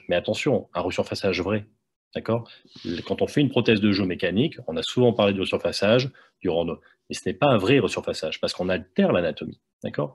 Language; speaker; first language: French; native; French